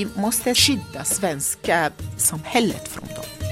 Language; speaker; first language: Swedish; non-native, learner; Arabic